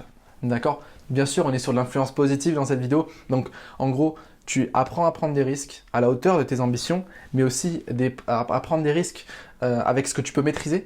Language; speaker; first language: French; native; French